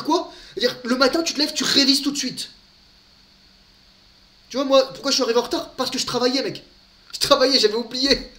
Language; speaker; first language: French; native; French